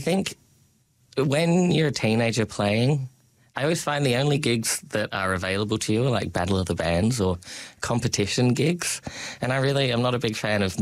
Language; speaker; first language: English; native; English